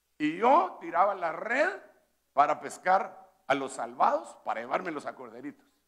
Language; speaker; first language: Spanish; native; Spanish